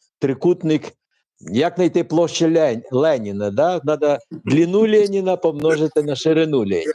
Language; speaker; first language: Ukrainian; non-native, local second language; Russian